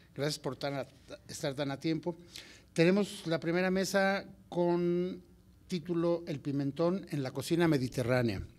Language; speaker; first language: Spanish; native; Spanish